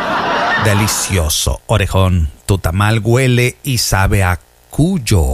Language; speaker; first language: Spanish; native; Spanish